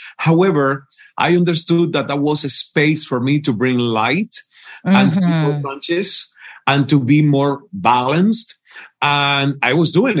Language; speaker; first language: English; non-native, fluent; Spanish